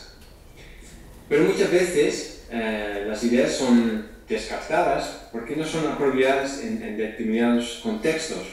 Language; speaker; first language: Spanish; non-native, fluent; Dutch